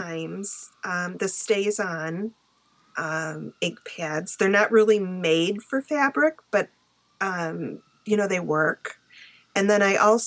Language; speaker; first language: English; native; English